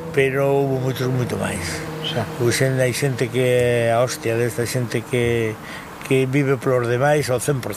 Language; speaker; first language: Galician; native; Galician